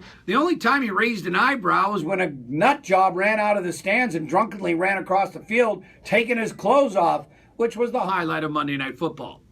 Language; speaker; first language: English; native; English